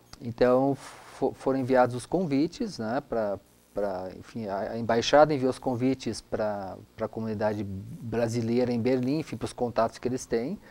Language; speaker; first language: Portuguese; non-native, local second language; German